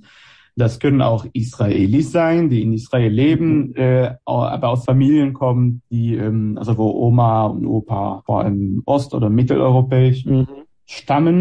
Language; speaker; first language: German; non-native, fluent; Hebrew